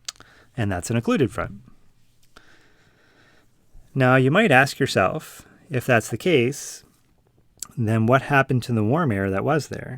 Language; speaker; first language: English; native; English